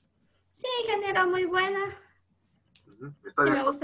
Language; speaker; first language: Spanish; native; Spanish